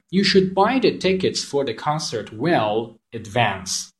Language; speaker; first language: English; non-native, fluent; Persian